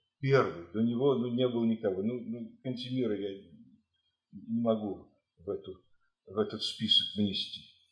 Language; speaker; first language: Russian; native; Russian